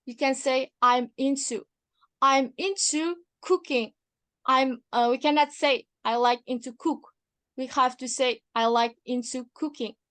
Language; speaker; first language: English; non-native, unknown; Kazakh